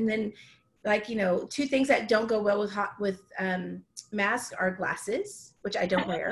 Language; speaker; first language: English; native; English